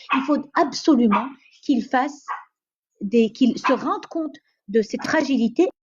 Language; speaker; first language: French; non-native, local second language; Arabic